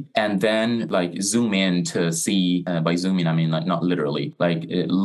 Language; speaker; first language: English; non-native, fluent; Persian